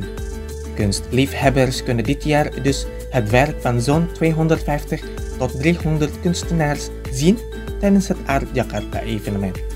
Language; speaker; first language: Dutch; non-native, fluent; Indonesian